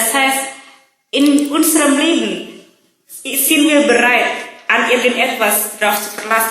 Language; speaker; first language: German; non-native, learner; Indonesian